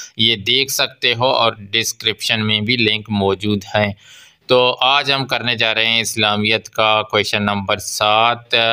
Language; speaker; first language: Urdu; non-native, local second language; Baluchi